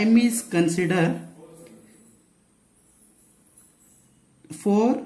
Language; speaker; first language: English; non-native, local second language; Kannada